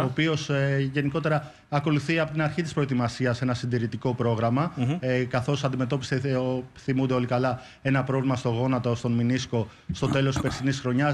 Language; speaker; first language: Greek; native; Greek